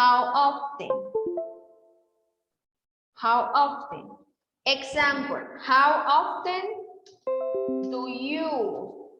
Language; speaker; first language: English; non-native, fluent; Spanish